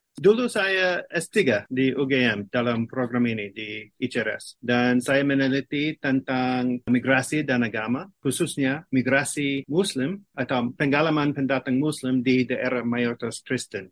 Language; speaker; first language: Malay; non-native, fluent; English